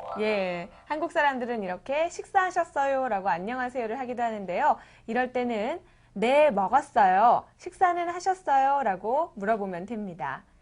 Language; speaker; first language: Korean; native; Korean